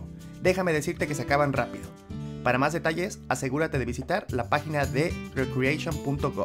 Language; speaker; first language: Spanish; native; Spanish